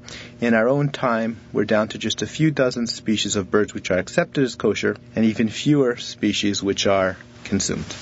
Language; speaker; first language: English; native; English